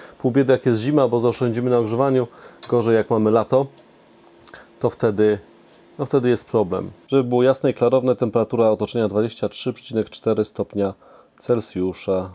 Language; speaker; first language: Polish; native; Polish